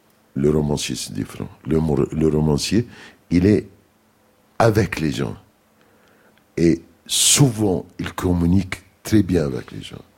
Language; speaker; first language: French; non-native, fluent; Arabic